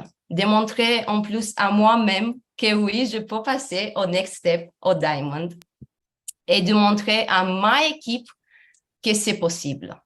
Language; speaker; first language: French; non-native, fluent; Romanian